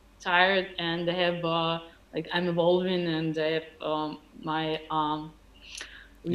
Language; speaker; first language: English; non-native, fluent; Russian